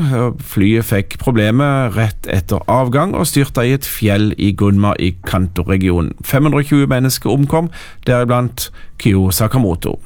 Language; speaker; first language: Norwegian; native; Norwegian